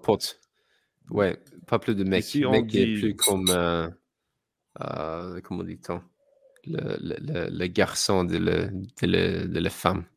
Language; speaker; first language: French; non-native, learner; English